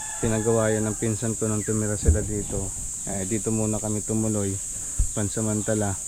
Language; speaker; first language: Filipino; non-native, local second language; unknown